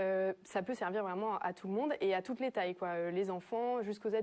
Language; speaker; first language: French; native; French